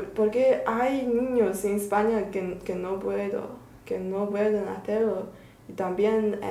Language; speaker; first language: Spanish; non-native, learner; Chinese